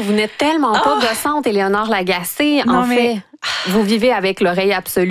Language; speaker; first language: French; native; French